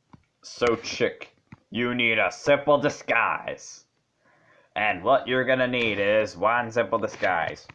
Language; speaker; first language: English; native; English